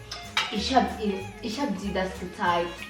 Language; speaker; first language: German; early bilingual, other home language; Filipino